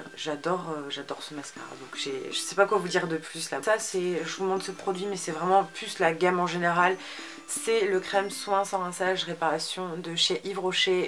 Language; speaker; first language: French; native; French